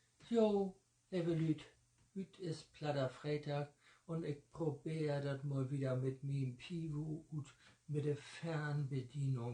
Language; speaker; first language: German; native; German